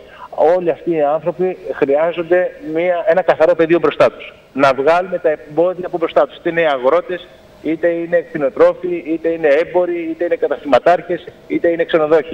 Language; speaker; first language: Greek; native; Greek